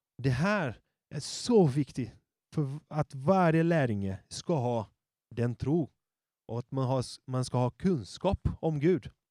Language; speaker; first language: Swedish; non-native, fluent; Portuguese